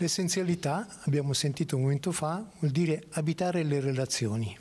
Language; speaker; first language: Italian; native; Italian